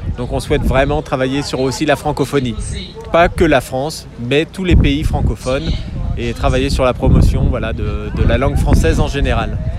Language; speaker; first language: French; native; French